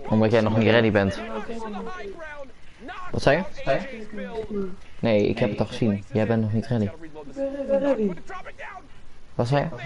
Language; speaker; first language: Dutch; native; Dutch